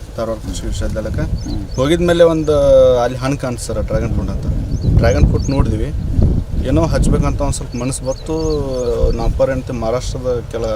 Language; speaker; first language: Kannada; native; Kannada